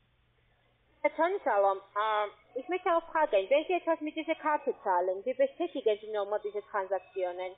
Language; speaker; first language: German; non-native, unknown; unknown